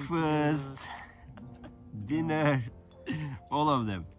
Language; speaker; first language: English; non-native, fluent; Turkish